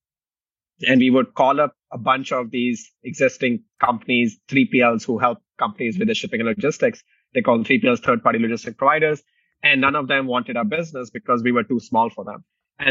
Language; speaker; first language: English; non-native, local second language; Hindi